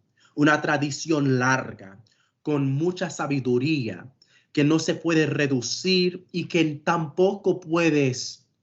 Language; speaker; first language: Spanish; non-native, fluent; English